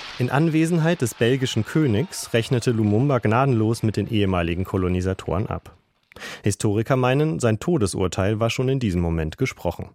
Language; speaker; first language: German; native; German